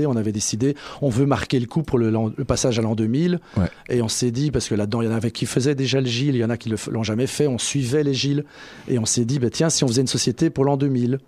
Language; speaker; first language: French; native; French